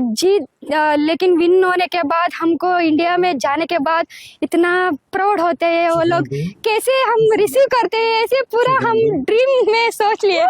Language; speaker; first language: Hindi; non-native, local second language; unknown